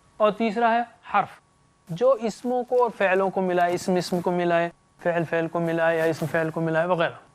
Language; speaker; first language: Urdu; native; Urdu